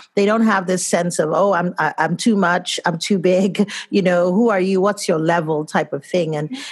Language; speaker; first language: English; non-native, local second language; Igbo